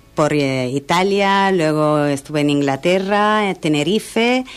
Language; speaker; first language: Spanish; non-native, fluent; Italian